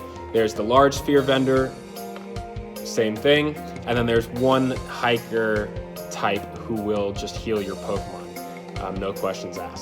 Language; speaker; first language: English; native; English